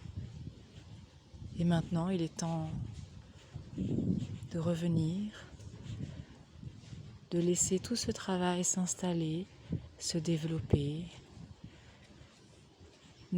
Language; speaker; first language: French; native; French